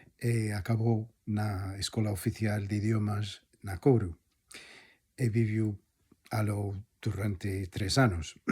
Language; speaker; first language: Galician; non-native, fluent; English